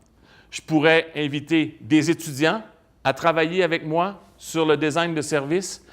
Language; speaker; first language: French; native; French